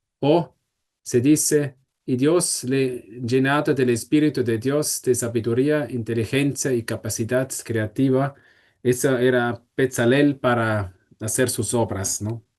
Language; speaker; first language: Spanish; non-native, fluent; German